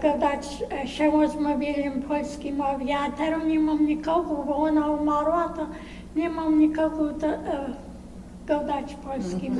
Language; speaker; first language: Polish; early bilingual, heritage; Polish